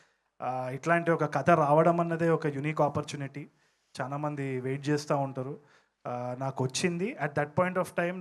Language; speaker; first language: Telugu; native; Telugu